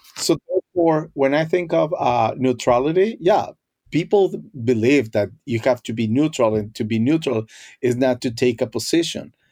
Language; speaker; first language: English; non-native, fluent; Spanish